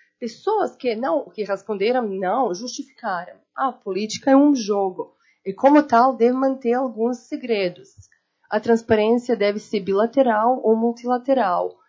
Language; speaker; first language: Portuguese; non-native, fluent; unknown